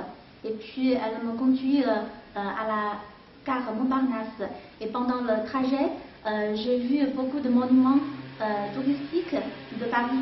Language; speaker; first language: French; non-native, fluent; Chinese